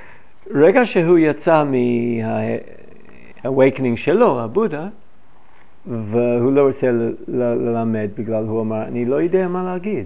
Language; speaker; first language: Hebrew; non-native, fluent; English